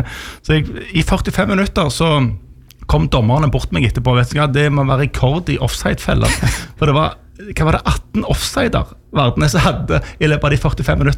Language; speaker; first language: Norwegian; native; Norwegian